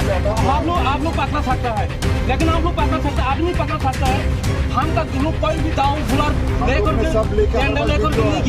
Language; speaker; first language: Hindi; non-native, local second language; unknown